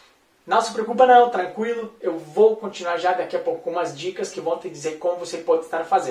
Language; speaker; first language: Portuguese; non-native, fluent; Spanish